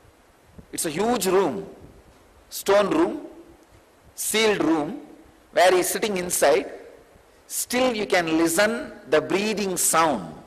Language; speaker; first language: English; non-native, local second language; Tamil